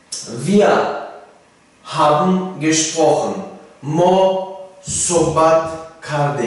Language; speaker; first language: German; non-native, learner; Tajik